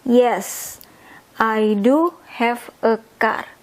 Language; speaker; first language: English; non-native, fluent; Indonesian